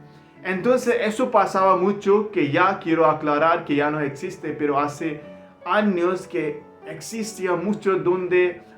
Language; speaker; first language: Spanish; non-native, learner; Hindi